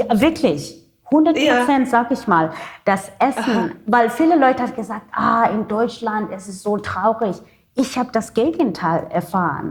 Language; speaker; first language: German; non-native, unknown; Xhosa